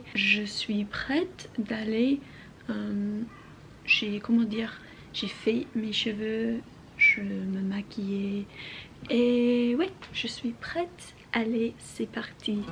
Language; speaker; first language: French; non-native, learner; English